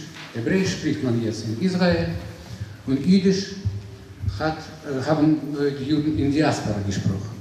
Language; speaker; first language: German; non-native, fluent; Russian